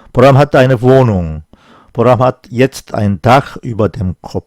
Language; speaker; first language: German; non-native, fluent; Korean